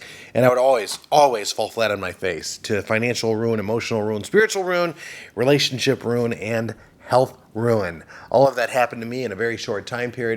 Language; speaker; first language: English; native; English